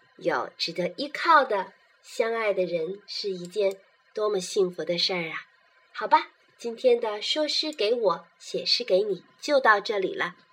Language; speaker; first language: Chinese; native; Chinese